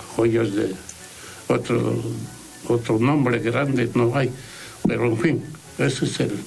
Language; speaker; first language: Spanish; non-native, local second language; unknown